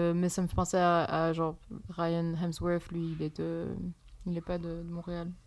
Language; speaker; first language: French; native; French